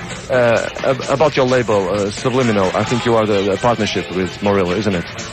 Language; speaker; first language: English; non-native, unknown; Portuguese